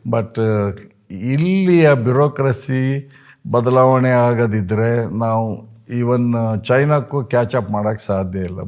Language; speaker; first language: Kannada; non-native, local second language; Konkani